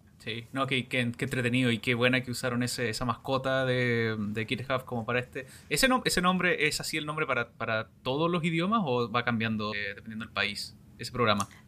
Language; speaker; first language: Spanish; native; Spanish